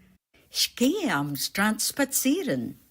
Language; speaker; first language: German; non-native, fluent; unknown